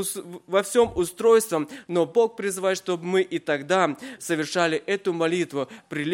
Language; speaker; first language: Russian; native; Russian